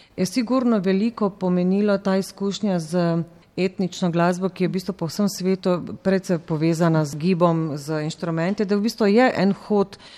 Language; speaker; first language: Slovenian; native; Slovenian